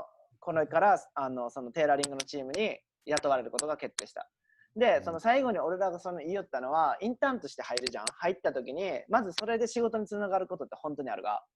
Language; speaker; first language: Japanese; native; Japanese